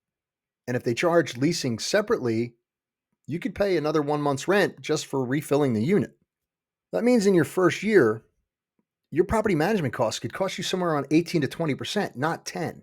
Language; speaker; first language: English; native; English